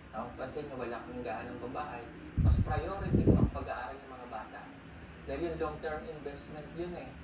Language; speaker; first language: Filipino; native; Filipino